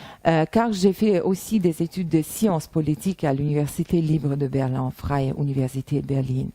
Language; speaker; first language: French; non-native, fluent; Russian